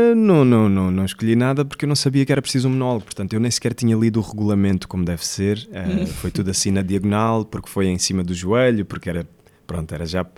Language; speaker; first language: Portuguese; native; Portuguese